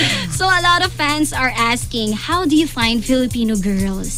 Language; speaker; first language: English; non-native, local second language; Filipino